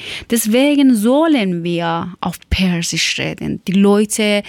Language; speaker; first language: German; non-native, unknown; Persian